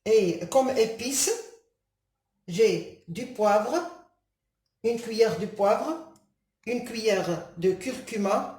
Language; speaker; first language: French; non-native, local second language; Arabic